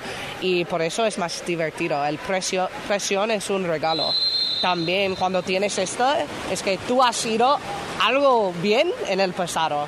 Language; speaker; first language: Spanish; non-native, fluent; English